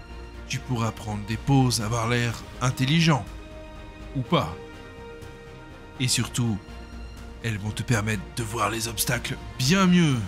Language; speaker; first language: French; native; French